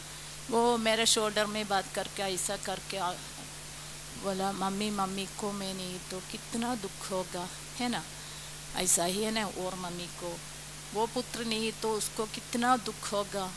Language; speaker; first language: Hindi; non-native, local second language; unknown